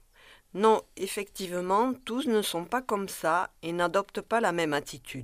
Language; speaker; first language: French; native; French